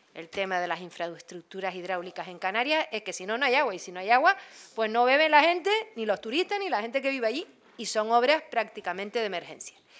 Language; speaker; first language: Spanish; native; Spanish